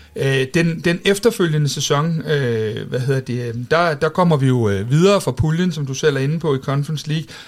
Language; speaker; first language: Danish; native; Danish